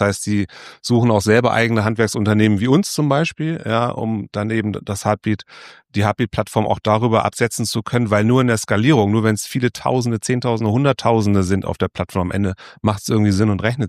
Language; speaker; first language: German; native; German